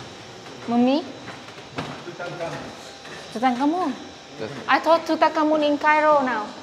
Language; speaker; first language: English; non-native, learner; Vietnamese